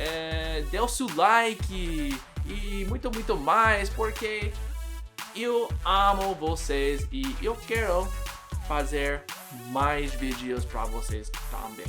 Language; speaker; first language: Portuguese; non-native, learner; English